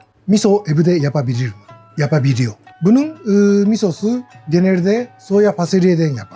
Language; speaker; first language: Turkish; non-native, learner; Japanese